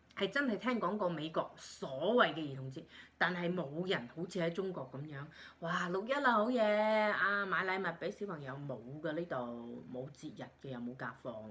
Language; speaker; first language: Cantonese; native; Cantonese